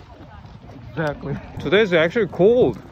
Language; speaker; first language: English; non-native, fluent; Korean